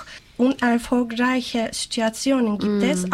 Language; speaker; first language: German; non-native, learner; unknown